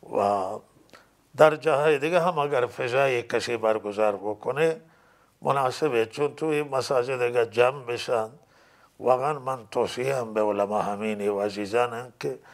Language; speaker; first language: Persian; non-native, local second language; Baluchi